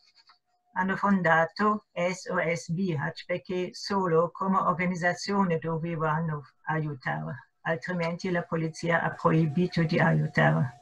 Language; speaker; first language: Italian; non-native, fluent; German